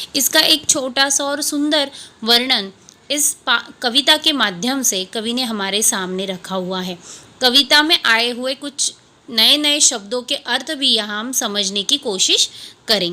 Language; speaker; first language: Hindi; non-native, local second language; Marathi